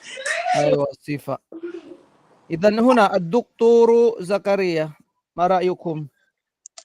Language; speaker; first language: Arabic; non-native, fluent; Filipino